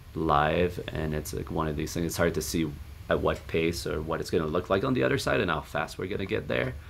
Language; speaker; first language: English; native; English